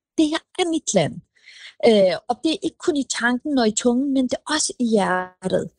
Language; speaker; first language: Danish; early bilingual, other home language; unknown